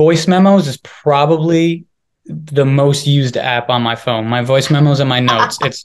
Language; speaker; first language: English; native; English